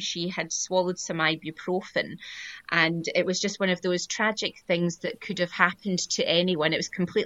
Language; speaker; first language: English; native; English